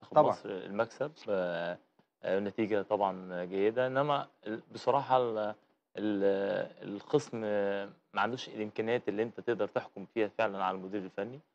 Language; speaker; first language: Arabic; native; Arabic